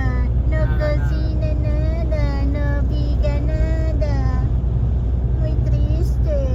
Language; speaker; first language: Spanish; non-native, learner; Filipino